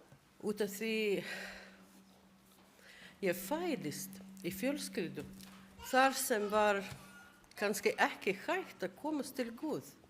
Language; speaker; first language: Icelandic; non-native, learner; Latvian